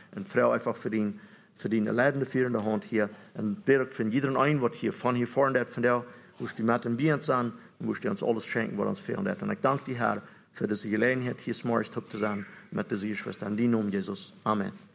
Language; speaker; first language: German; native; German